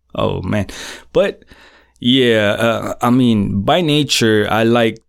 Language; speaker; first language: English; non-native, local second language; Filipino